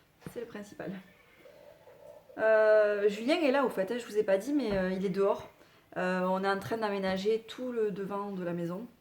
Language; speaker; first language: French; native; French